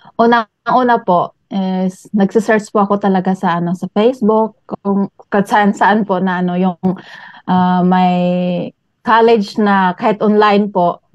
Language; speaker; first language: Filipino; non-native, local second language; Cebuano